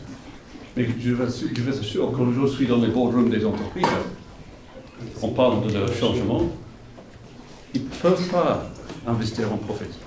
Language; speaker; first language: French; non-native, fluent; English